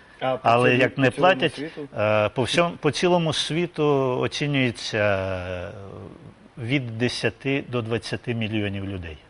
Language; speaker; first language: Ukrainian; non-native, local second language; Russian